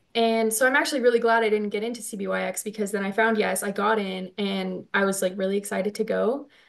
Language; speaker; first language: English; native; English